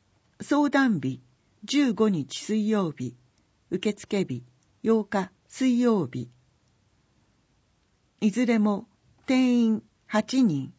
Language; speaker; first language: Japanese; native; Japanese